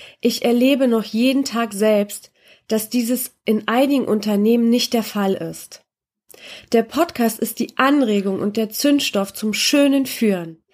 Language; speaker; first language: German; early bilingual, other home language; Polish